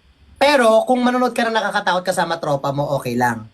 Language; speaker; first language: Filipino; native; Filipino